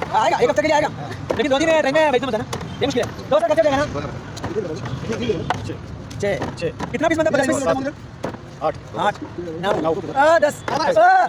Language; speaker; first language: Hindi; non-native, local second language; Malayalam